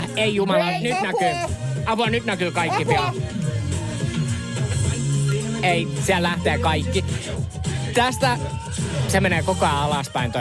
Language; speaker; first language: Finnish; native; Finnish